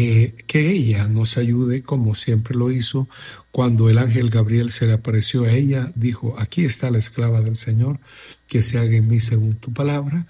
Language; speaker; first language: Spanish; native; Spanish